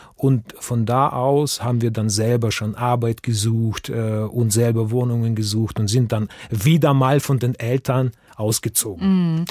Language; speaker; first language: German; non-native, fluent; Russian